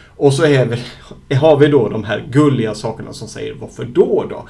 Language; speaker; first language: Swedish; native; Swedish